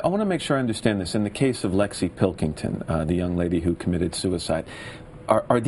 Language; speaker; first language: English; native; English